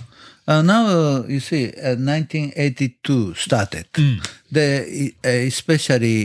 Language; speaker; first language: English; non-native, learner; Japanese